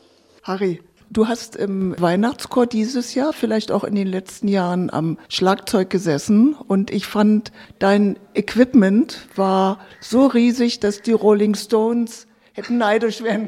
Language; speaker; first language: German; native; German